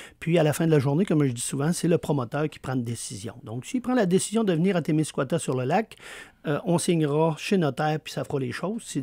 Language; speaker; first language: French; native; French